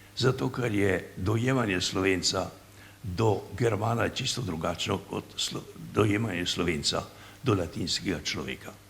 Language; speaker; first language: Slovenian; native; Slovenian